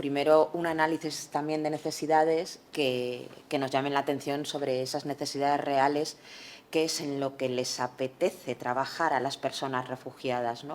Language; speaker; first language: Spanish; native; Spanish